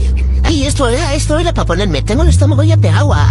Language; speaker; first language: Spanish; native; Spanish